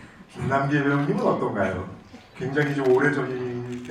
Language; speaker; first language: Korean; native; Korean